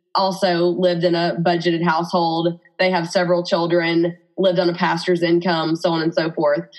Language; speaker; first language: English; native; English